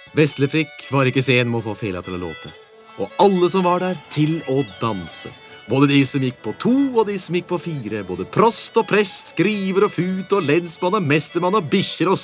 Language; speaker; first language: Norwegian; native; Norwegian